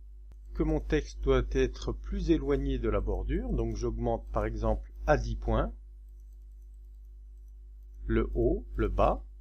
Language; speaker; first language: French; native; French